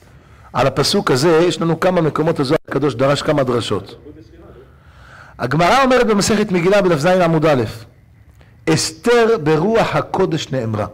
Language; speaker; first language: Hebrew; native; Hebrew